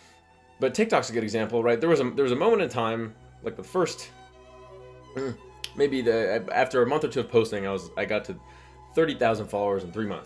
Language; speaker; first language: English; native; English